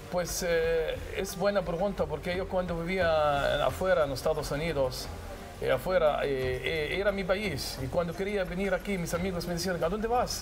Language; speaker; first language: Spanish; non-native, fluent; Arabic